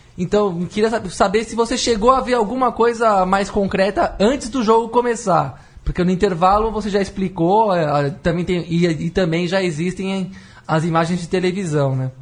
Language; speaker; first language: Portuguese; native; Portuguese